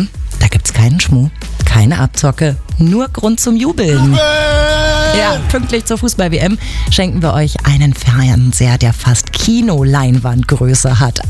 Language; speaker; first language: German; native; German